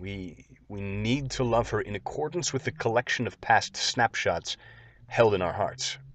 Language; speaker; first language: English; native; English